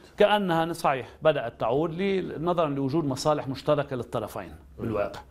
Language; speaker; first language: Arabic; native; Arabic